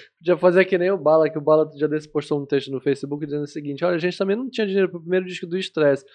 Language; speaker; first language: Portuguese; native; Portuguese